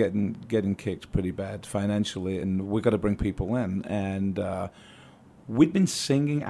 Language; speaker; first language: English; native; English